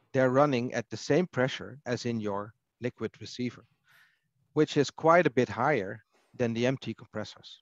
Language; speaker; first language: English; non-native, fluent; Dutch